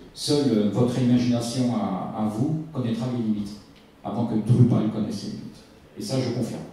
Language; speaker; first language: French; native; French